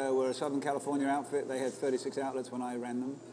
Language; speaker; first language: English; native; English